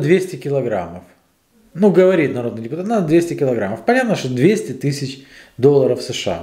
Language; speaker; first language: Russian; native; Russian